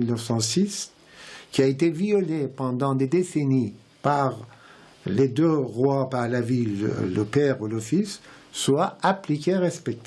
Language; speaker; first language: French; non-native, fluent; Persian